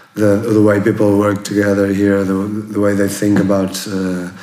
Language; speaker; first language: English; non-native, fluent; Portuguese